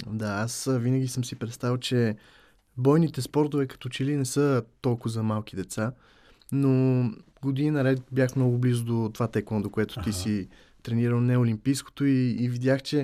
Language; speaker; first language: Bulgarian; native; Bulgarian